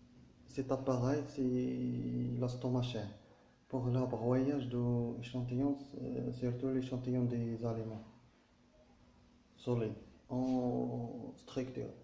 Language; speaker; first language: French; non-native, learner; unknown